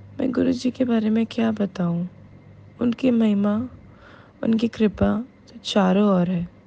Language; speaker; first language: Hindi; native; Hindi